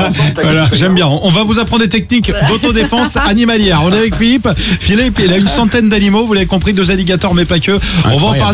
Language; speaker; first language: French; native; French